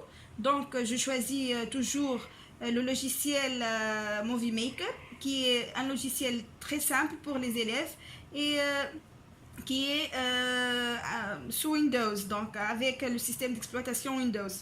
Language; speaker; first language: French; non-native, local second language; Arabic